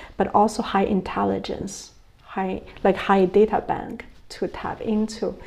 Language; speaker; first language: English; non-native, fluent; Chinese